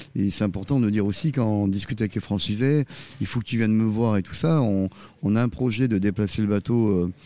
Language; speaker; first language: French; native; French